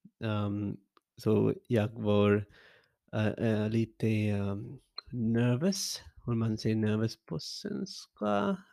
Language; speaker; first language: Swedish; non-native, learner; English